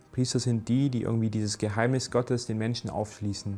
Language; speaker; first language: German; native; German